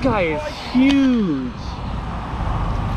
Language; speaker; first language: English; native; English